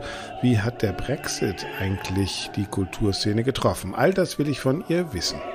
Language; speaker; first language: German; native; German